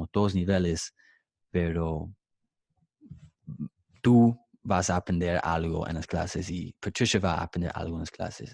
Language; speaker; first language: Spanish; non-native, fluent; English